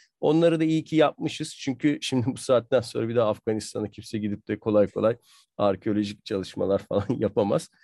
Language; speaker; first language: Turkish; native; Turkish